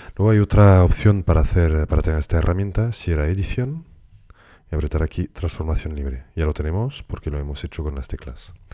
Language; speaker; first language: Spanish; early bilingual, heritage; Spanish